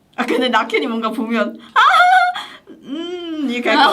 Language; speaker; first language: Korean; non-native, fluent; Chinese